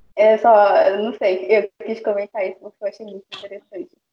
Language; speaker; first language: Portuguese; non-native, local second language; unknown